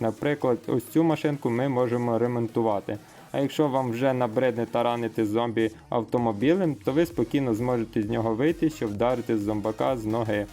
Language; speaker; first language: Ukrainian; native; Ukrainian